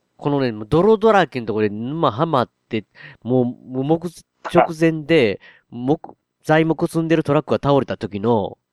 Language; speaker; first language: Japanese; native; Japanese